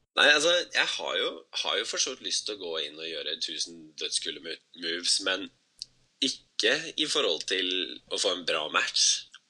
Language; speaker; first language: Norwegian; early bilingual, other home language; Spanish